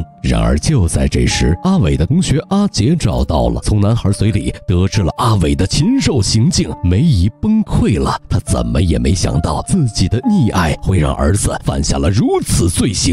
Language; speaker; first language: Chinese; native; Chinese